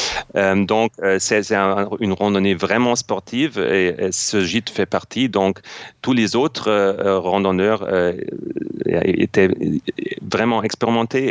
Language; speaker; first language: French; non-native, fluent; German